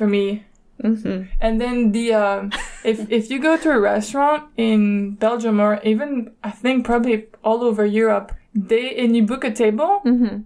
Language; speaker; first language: English; non-native, fluent; French